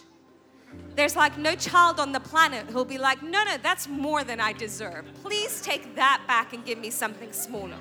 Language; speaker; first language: English; native; English